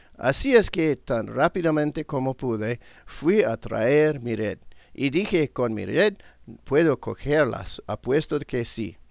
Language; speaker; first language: Spanish; non-native, learner; English